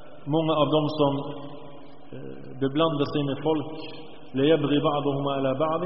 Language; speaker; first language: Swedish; early bilingual, other home language; Arabic